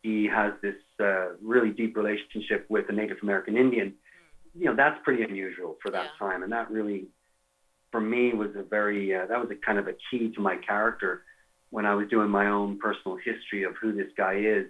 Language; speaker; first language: English; native; English